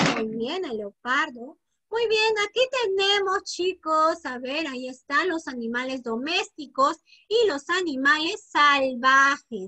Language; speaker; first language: Spanish; native; Spanish